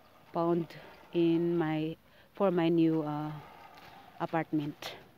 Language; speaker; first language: English; non-native, local second language; Filipino